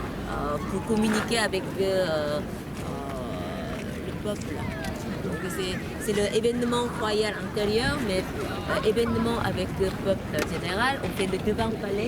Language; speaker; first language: French; non-native, learner; Korean